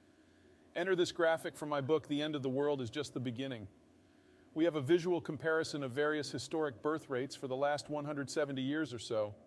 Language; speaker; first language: English; native; English